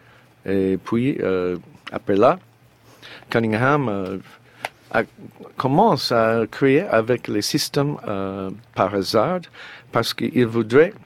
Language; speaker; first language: French; non-native, learner; English